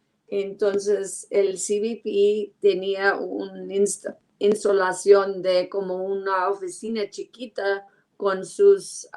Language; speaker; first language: Spanish; non-native, learner; English